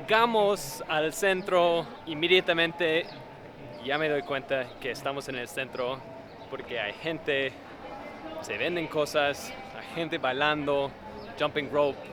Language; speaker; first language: Spanish; non-native, fluent; English